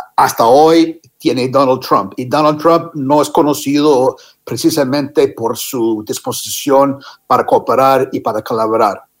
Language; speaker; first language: Spanish; non-native, fluent; English